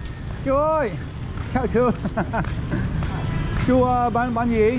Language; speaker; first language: Vietnamese; non-native, learner; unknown